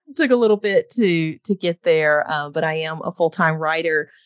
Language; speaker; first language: English; native; English